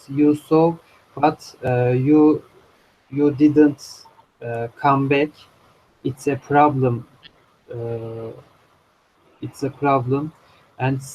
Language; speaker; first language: English; non-native, learner; Turkish